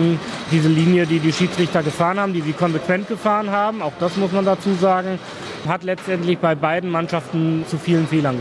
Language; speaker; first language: German; native; German